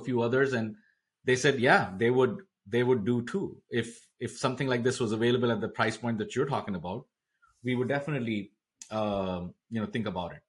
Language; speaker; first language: English; non-native, local second language; Hindi